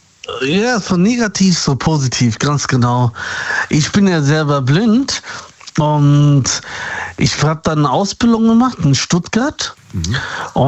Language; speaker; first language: German; native; German